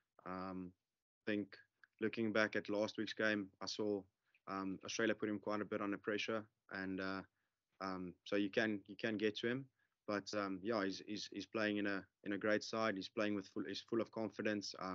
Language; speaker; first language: English; non-native, local second language; Afrikaans